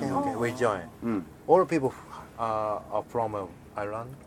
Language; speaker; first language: English; non-native, learner; Japanese